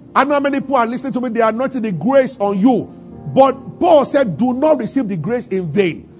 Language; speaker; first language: English; non-native, local second language; Yoruba